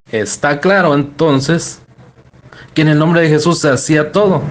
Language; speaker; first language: Spanish; native; Spanish